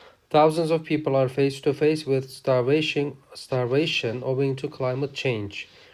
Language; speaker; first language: English; non-native, fluent; Turkish